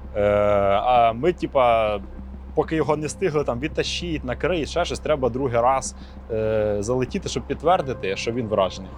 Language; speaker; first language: Ukrainian; non-native, local second language; Russian